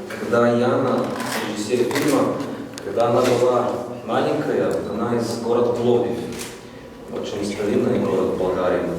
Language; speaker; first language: Russian; non-native, learner; Bulgarian